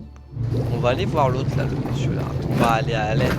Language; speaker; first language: French; native; French